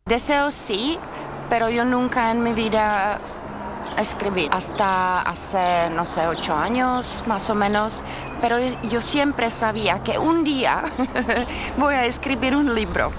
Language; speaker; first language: Spanish; non-native, learner; Czech